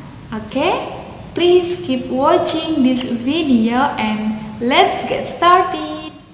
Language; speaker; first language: English; non-native, fluent; Indonesian